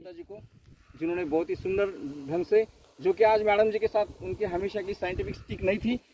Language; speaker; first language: Hindi; non-native, local second language; Marathi